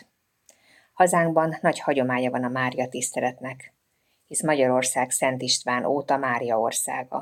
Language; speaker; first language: Hungarian; native; Hungarian